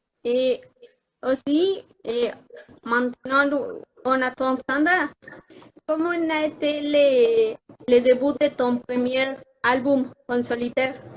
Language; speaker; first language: French; non-native, learner; Spanish